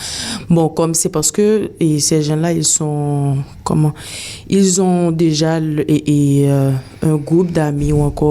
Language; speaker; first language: French; non-native, local second language; Haitian Creole